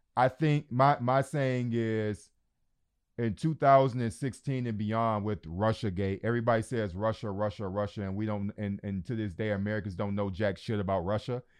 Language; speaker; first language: English; native; English